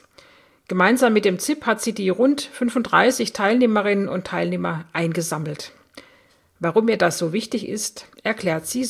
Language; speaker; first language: German; native; German